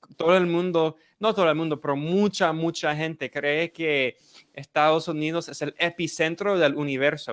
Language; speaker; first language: Spanish; non-native, fluent; English